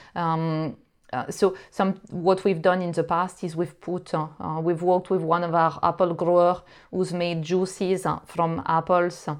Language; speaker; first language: English; non-native, fluent; French